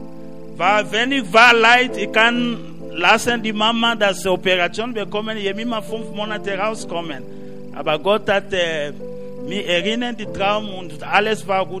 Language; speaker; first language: German; non-native, learner; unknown